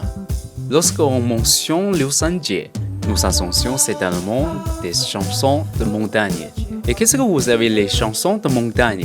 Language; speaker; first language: French; non-native, learner; Chinese